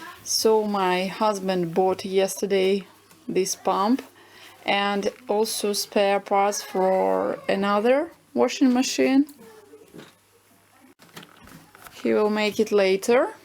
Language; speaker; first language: English; non-native, learner; Russian